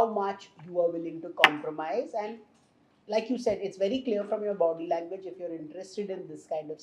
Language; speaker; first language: English; non-native, local second language; Hindi